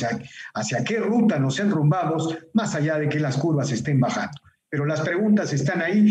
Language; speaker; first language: Spanish; native; Spanish